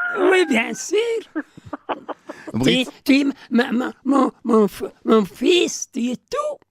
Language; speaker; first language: French; non-native, local second language; Arabic